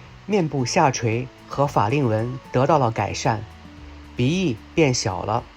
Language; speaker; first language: Chinese; native; Chinese